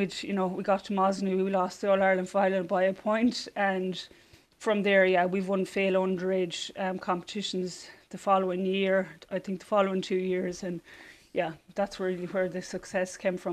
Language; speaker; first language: English; native; English